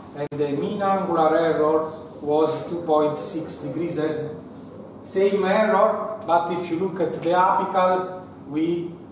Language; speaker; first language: English; non-native, fluent; Italian